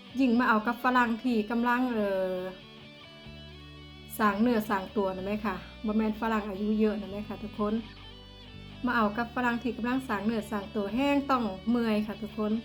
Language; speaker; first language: Thai; non-native, local second language; Northeastern Thai